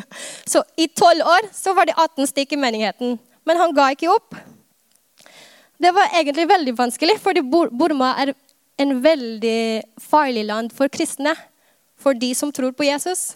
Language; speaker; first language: Norwegian; non-native, fluent; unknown